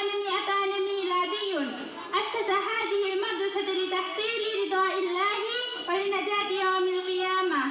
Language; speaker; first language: Arabic; non-native, learner; Bangla